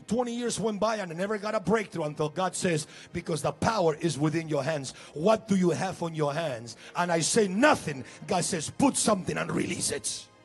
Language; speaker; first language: English; early bilingual, other home language; Spanish